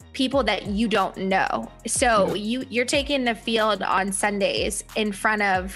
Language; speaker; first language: English; native; English